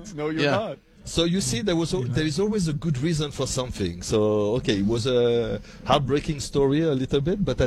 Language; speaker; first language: English; non-native, fluent; French